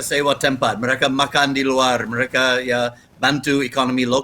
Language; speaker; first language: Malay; non-native, learner; English